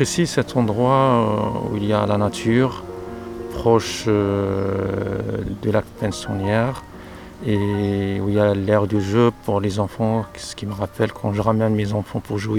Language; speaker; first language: French; non-native, local second language; Arabic